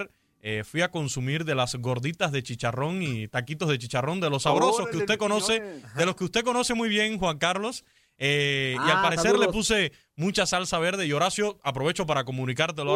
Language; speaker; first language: Spanish; native; Spanish